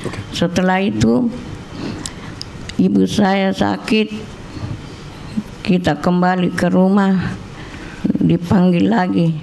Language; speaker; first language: Indonesian; non-native, local second language; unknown